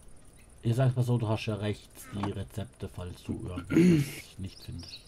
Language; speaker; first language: German; native; German